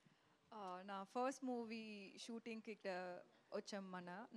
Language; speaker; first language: Telugu; non-native, learner; Tamil